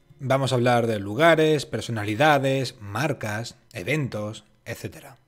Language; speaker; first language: Spanish; native; Spanish